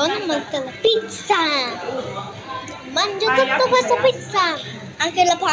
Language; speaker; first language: Italian; non-native, learner; Filipino